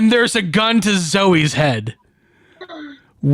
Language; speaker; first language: English; native; English